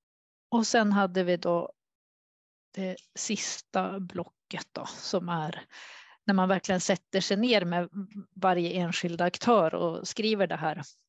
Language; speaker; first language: Swedish; native; Swedish